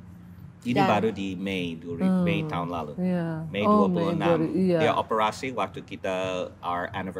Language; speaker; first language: Indonesian; non-native, fluent; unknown